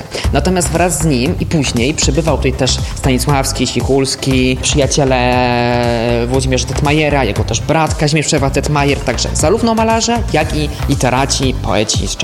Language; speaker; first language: Polish; native; Polish